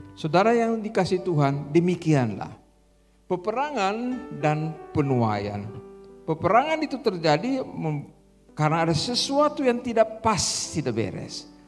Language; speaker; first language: Indonesian; native; Indonesian